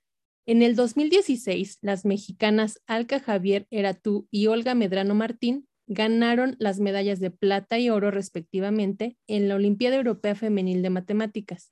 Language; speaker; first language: Spanish; native; Spanish